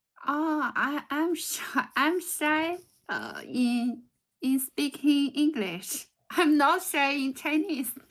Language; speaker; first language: English; non-native, learner; Chinese